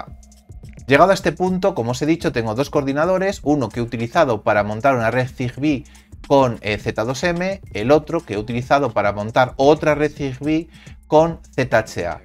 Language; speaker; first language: Spanish; native; Spanish